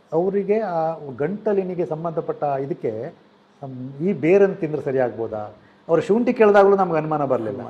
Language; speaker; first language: Kannada; native; Kannada